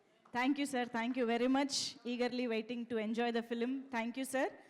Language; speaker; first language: Telugu; native; Telugu